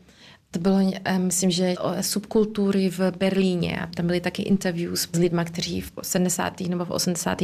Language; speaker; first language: Czech; early bilingual, heritage; Czech